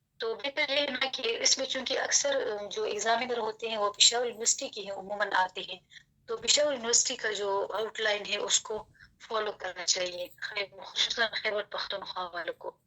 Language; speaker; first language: Urdu; non-native, local second language; Pashto